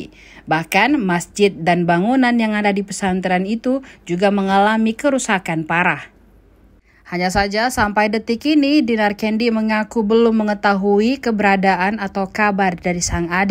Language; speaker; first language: Indonesian; native; Indonesian